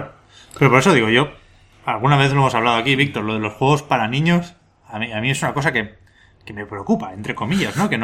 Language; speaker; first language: Spanish; native; Spanish